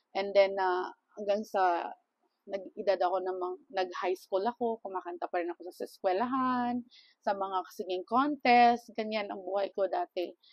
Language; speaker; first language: Filipino; non-native, local second language; Cebuano